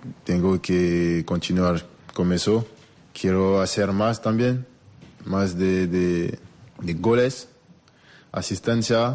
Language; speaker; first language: Spanish; non-native, learner; French